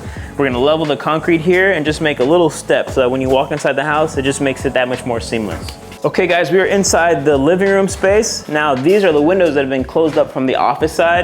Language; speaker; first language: English; native; English